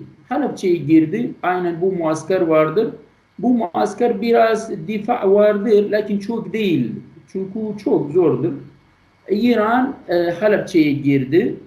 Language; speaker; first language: Turkish; non-native, learner; Kurdish